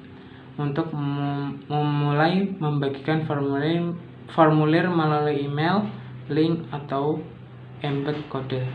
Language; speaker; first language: Indonesian; native; Indonesian